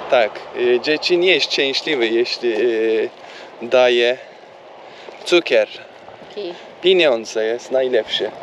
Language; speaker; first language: Polish; non-native, learner; Turkish